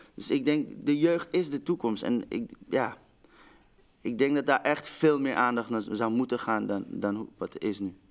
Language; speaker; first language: Dutch; early bilingual, other home language; Persian